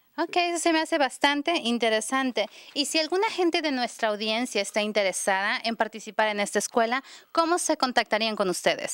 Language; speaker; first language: Spanish; native; Spanish